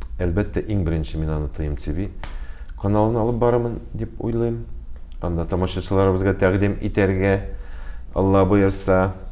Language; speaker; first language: Tatar; native; Tatar